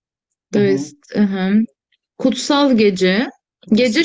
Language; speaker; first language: Russian; non-native, fluent; Turkish